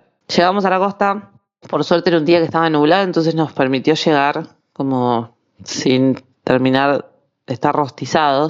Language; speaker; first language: Spanish; native; Spanish